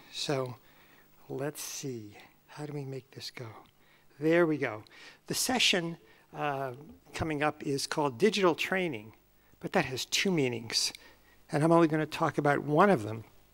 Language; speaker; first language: English; native; English